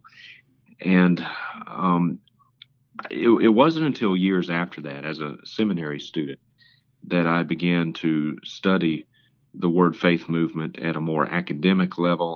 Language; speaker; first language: English; native; English